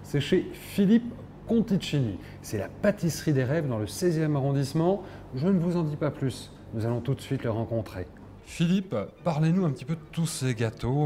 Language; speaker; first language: French; native; French